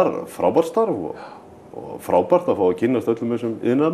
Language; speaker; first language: Icelandic; native; Icelandic